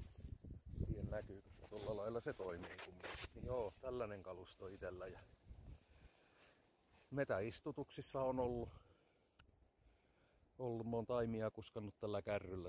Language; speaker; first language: Finnish; native; Finnish